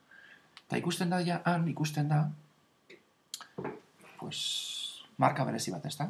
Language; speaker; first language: Basque; non-native, local second language; Spanish